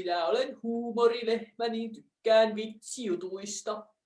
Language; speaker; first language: Finnish; native; Finnish